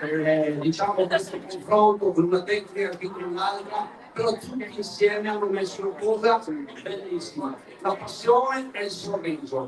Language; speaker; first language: Italian; native; Italian